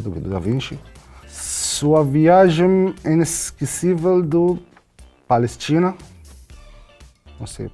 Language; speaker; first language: Portuguese; non-native, learner; Arabic